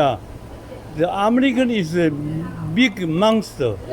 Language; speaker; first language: English; non-native, learner; Chinese